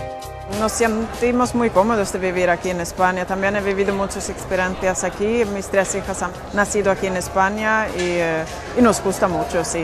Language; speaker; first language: Spanish; non-native, fluent; Swedish